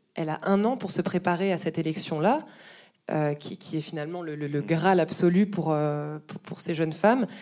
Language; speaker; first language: French; native; French